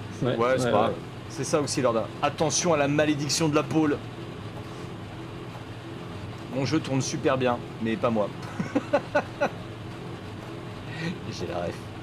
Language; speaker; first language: French; native; French